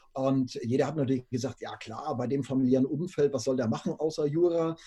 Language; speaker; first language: German; native; German